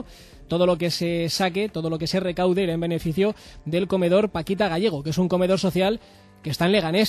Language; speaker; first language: Spanish; native; Spanish